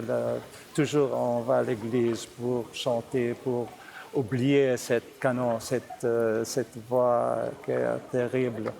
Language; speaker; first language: French; non-native, learner; Arabic